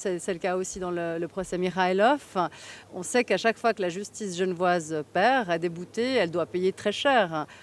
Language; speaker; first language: French; native; French